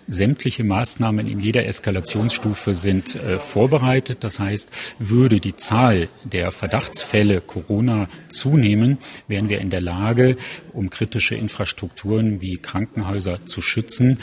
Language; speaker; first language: German; native; German